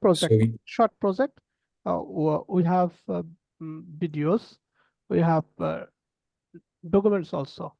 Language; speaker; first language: English; non-native, learner; Bangla